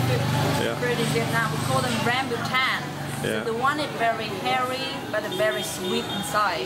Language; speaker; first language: English; non-native, learner; Vietnamese